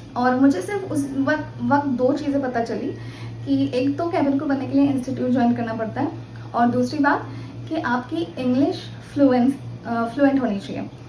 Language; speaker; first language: Hindi; native; Hindi